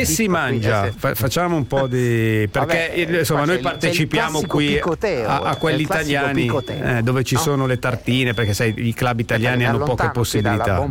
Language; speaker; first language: Italian; native; Italian